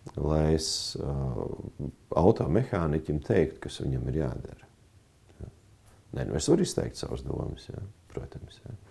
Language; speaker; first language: Latvian; native; Latvian